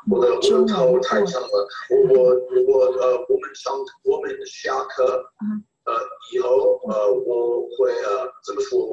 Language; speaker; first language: Chinese; non-native, learner; English